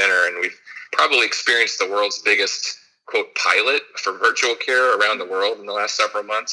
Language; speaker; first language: English; native; English